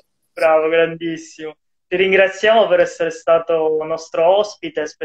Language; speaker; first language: Italian; native; Italian